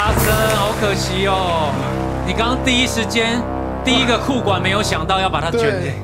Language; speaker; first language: Chinese; native; Chinese